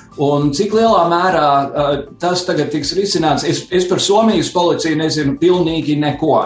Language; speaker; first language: Latvian; early bilingual, heritage; Latvian